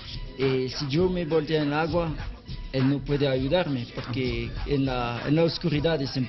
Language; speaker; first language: Spanish; non-native, learner; French